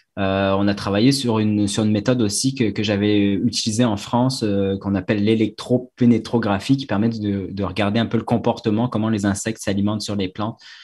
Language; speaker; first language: French; native; French